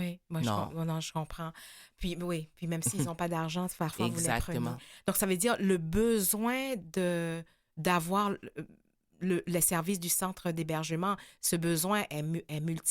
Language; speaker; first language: French; native; French